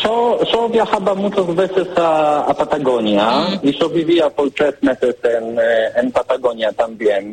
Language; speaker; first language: Spanish; non-native, learner; Polish